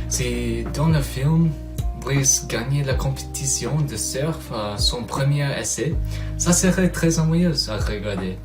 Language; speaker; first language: French; non-native, fluent; English